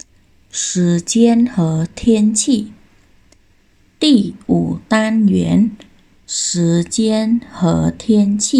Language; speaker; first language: Chinese; non-native, fluent; Khmer